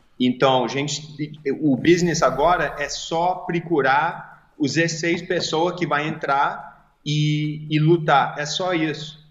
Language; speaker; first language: Portuguese; early bilingual, heritage; English